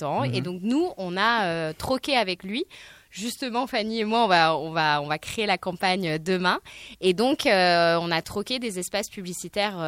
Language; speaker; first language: French; native; French